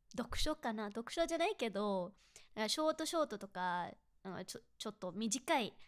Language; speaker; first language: Japanese; non-native, fluent; English